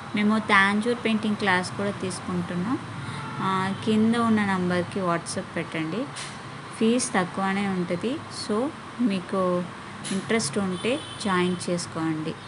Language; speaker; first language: Telugu; non-native, learner; Tamil